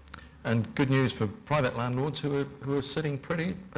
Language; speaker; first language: English; native; English